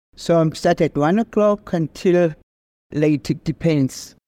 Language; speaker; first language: English; non-native, local second language; Xhosa